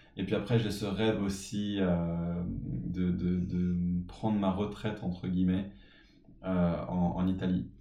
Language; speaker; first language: French; early bilingual, other home language; English